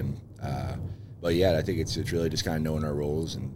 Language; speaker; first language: English; native; English